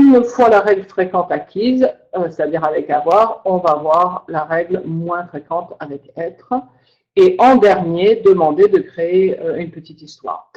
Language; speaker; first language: French; native; French